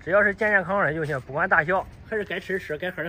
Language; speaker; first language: Chinese; native; Chinese